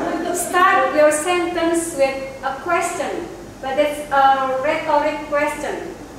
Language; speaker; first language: English; non-native, fluent; Indonesian